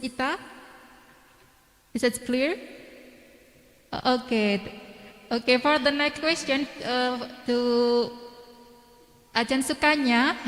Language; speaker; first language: English; non-native, learner; Indonesian